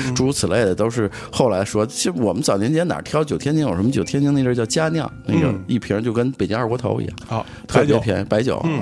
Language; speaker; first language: Chinese; native; Chinese